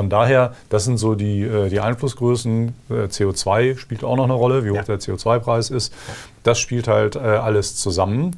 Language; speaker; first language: German; native; German